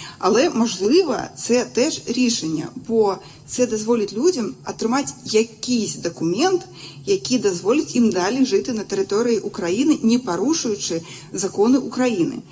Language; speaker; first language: Ukrainian; native; Ukrainian